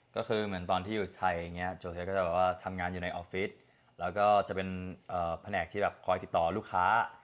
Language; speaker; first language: Thai; native; Thai